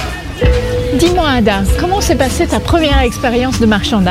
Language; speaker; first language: French; native; French